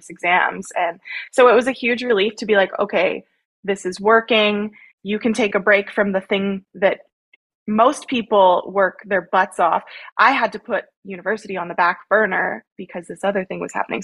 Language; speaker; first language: English; native; English